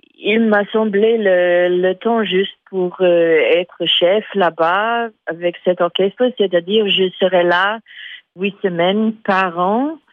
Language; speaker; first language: French; non-native, fluent; English